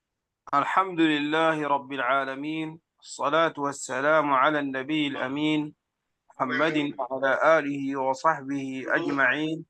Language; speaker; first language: Arabic; non-native, fluent; Indonesian